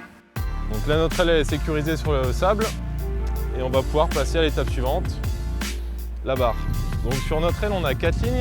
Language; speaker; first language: French; native; French